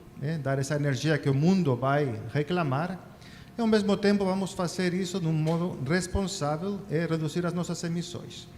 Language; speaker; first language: Portuguese; non-native, fluent; Spanish